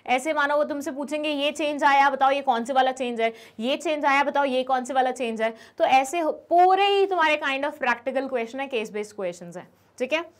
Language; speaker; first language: Hindi; native; Hindi